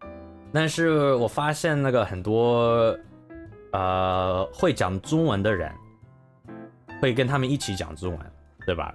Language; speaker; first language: Chinese; non-native, learner; English